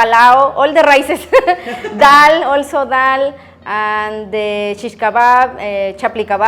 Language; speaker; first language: English; non-native, learner; Spanish